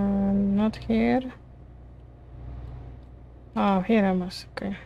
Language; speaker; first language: English; non-native, learner; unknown